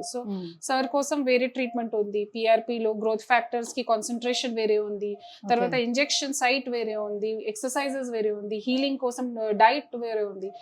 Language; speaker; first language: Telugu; non-native, fluent; Hindi